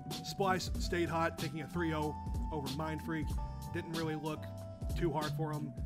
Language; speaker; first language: English; native; English